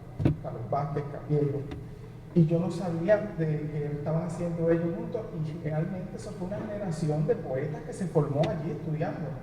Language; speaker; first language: Spanish; native; Spanish